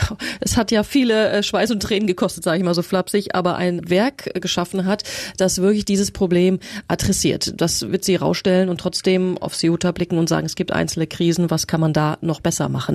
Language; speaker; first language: German; native; German